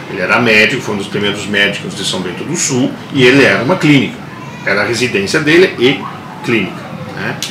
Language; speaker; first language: Portuguese; non-native, local second language; German